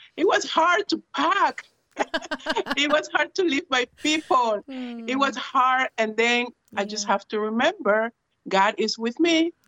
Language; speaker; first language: English; non-native, fluent; Spanish